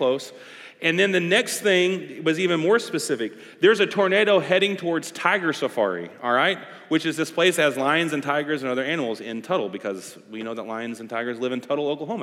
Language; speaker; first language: English; native; English